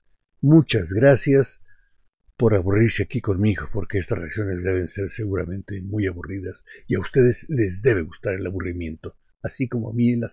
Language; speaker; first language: Spanish; native; Spanish